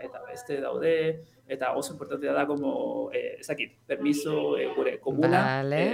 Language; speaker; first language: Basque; non-native, learner; Spanish